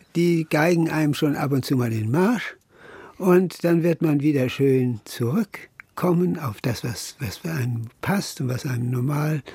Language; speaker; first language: German; native; German